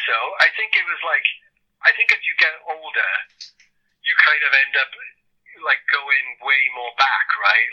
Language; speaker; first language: English; native; English